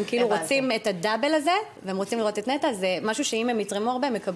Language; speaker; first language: Hebrew; native; Hebrew